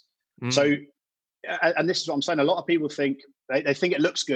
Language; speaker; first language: English; native; English